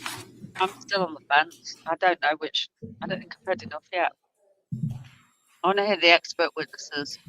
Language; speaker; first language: English; native; English